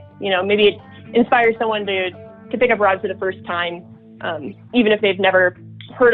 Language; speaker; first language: English; native; English